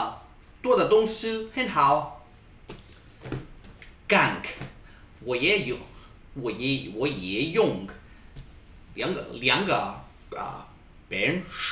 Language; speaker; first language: Chinese; non-native, learner; English